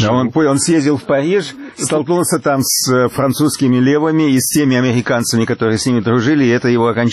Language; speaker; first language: Russian; native; Russian